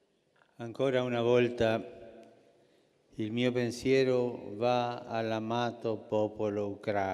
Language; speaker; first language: Italian; early bilingual, heritage; Spanish